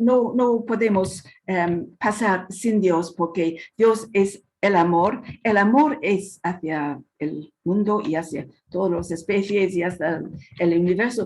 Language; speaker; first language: Spanish; non-native, fluent; English